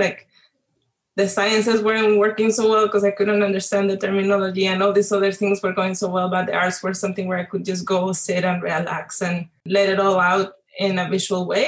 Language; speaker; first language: English; non-native, fluent; Spanish